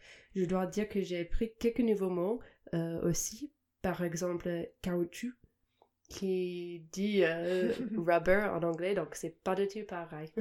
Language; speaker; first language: French; non-native, fluent; English